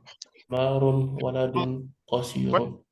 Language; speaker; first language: Arabic; non-native, learner; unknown